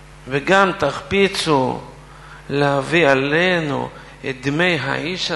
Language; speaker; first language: Hebrew; non-native, fluent; Russian